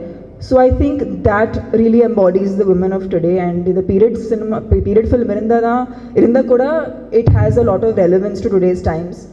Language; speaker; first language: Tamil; non-native, fluent; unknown